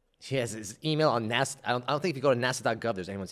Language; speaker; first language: English; native; English